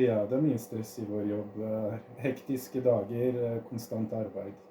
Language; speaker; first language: Norwegian; native; Norwegian